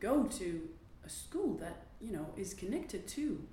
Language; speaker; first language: English; non-native, fluent; Dutch